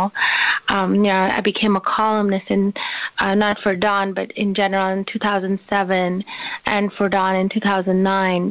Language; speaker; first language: English; non-native, local second language; Urdu